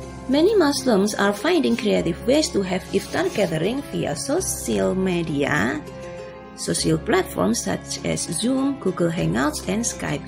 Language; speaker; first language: English; non-native, fluent; Indonesian